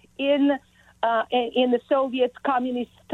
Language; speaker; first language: English; non-native, fluent; Serbian